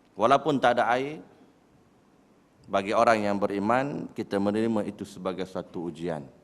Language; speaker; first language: Malay; native; Malay